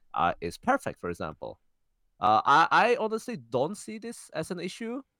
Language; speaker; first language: English; early bilingual, heritage; Czech